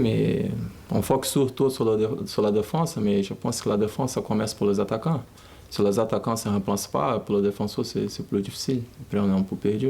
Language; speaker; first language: French; non-native, learner; Portuguese